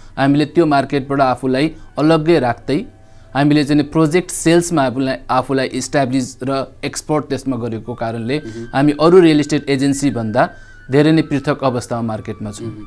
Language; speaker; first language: Nepali; native; Nepali